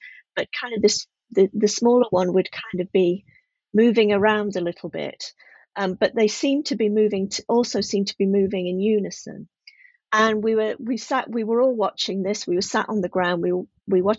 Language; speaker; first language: English; native; English